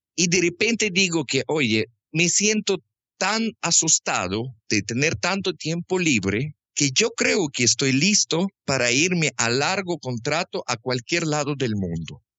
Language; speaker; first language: Spanish; non-native, fluent; Russian